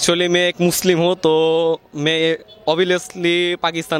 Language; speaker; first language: Hindi; non-native, learner; Bangla